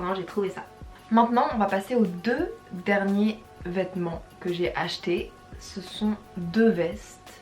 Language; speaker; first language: French; native; French